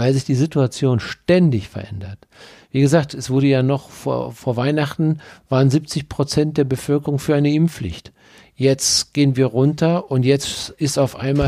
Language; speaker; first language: German; native; German